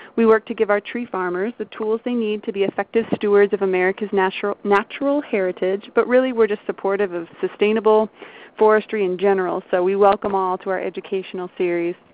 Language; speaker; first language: English; native; English